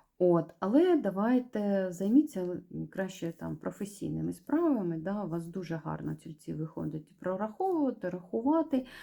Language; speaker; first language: Ukrainian; non-native, local second language; Russian